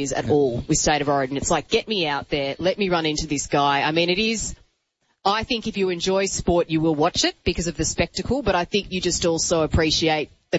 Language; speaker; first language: English; native; English